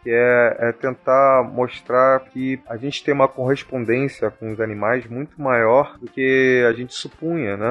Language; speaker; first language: Portuguese; native; Portuguese